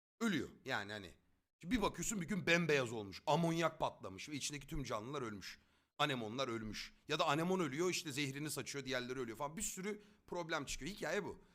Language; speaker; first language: Turkish; native; Turkish